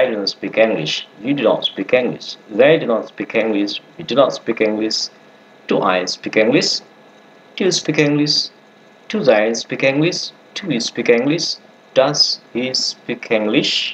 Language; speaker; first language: English; non-native, learner; Indonesian